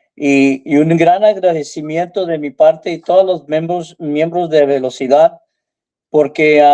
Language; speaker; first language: Spanish; early bilingual, heritage; Spanish